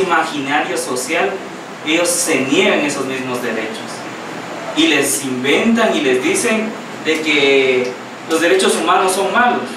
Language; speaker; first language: Spanish; native; Spanish